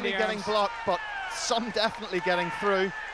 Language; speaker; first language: English; native; English